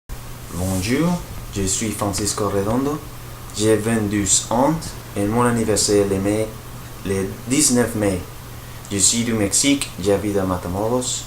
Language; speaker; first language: French; non-native, learner; Spanish